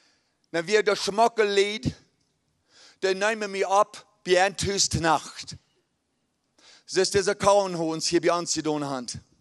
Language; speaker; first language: German; early bilingual, heritage; Plautdietsch